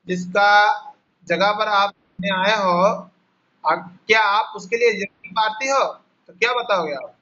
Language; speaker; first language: Hindi; non-native, local second language; Bangla